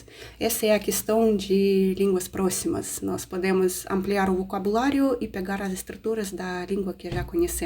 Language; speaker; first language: Portuguese; non-native, fluent; Russian